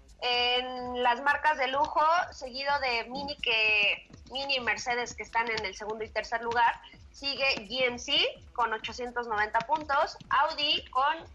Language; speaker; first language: Spanish; native; Spanish